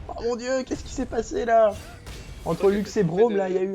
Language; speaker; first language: French; native; French